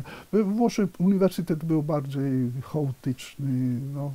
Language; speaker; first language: Polish; non-native, fluent; Italian